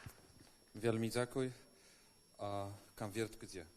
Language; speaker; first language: Belarusian; non-native, learner; Polish